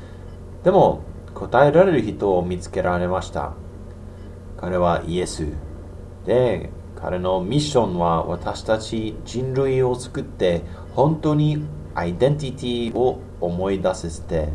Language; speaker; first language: Japanese; non-native, learner; English